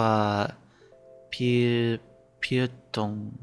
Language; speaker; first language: Korean; non-native, learner; English